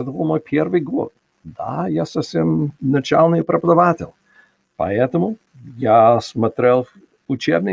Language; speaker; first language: Russian; non-native, learner; English